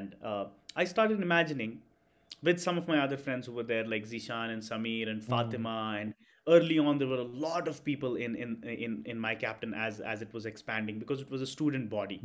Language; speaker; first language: English; non-native, local second language; Kashmiri